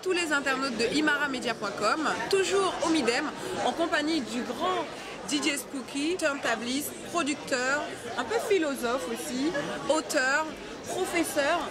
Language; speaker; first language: French; native; French